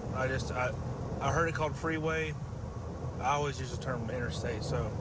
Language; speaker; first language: English; native; English